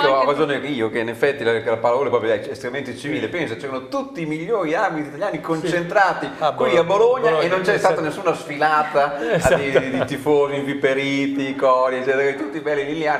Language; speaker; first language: Italian; native; Italian